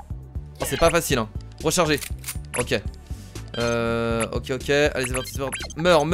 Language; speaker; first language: French; native; French